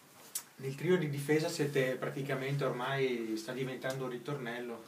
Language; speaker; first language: Italian; native; Italian